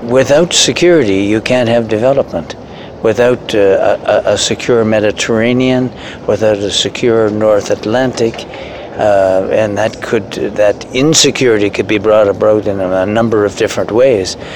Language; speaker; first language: English; native; English